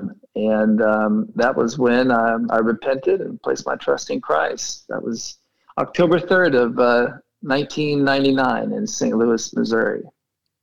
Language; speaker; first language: English; native; English